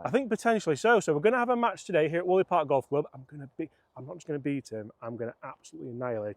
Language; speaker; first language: English; native; English